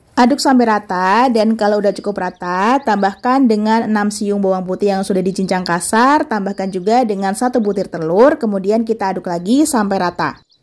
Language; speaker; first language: Indonesian; native; Indonesian